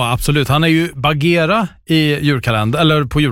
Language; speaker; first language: Swedish; native; Swedish